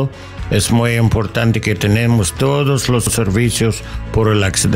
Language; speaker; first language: Spanish; non-native, learner; English